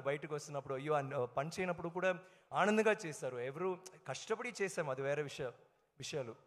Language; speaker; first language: Telugu; non-native, learner; Tamil